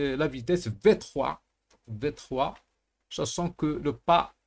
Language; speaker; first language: French; non-native, local second language; Arabic